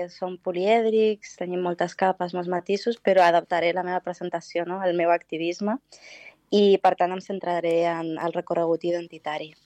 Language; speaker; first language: Catalan; early bilingual, other home language; Arabic